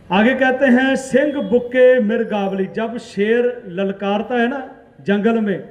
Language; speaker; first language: Hindi; non-native, local second language; Punjabi